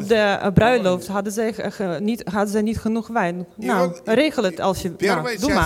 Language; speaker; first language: Dutch; non-native, fluent; Ukrainian